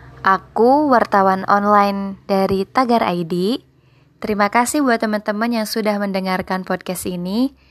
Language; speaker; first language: Indonesian; non-native, local second language; Sundanese